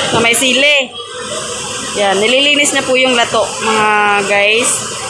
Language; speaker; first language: Filipino; non-native, local second language; Cebuano